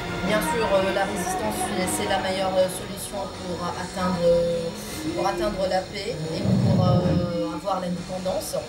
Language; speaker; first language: French; non-native, local second language; Arabic